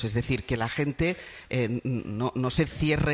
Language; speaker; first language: Spanish; native; Spanish